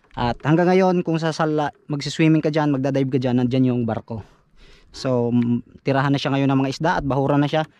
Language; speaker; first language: Filipino; non-native, local second language; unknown